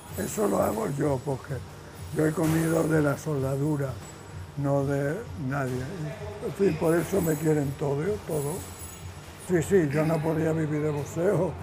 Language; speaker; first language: Spanish; native; Spanish